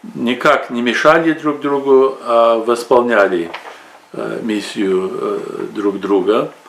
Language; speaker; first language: Russian; early bilingual, heritage; Russian